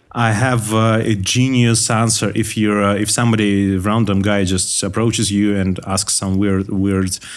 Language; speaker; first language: English; non-native, learner; Russian